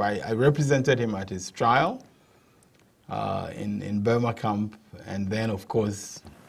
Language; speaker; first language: English; non-native, local second language; Ewe